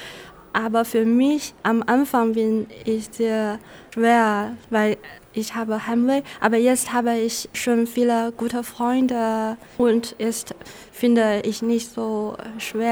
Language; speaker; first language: German; non-native, local second language; Chinese